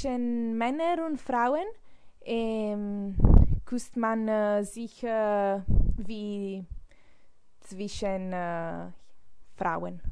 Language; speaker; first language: German; non-native, learner; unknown